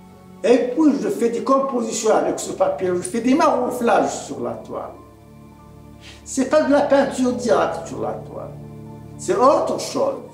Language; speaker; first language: French; non-native, local second language; Arabic